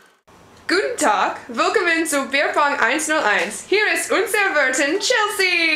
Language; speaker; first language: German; non-native, learner; English